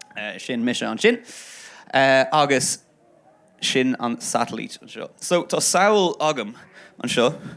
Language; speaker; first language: Irish; non-native, local second language; English